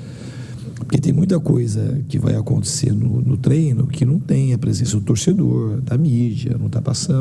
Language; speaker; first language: Portuguese; native; Portuguese